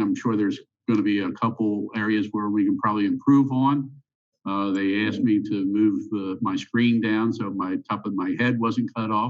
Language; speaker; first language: English; native; English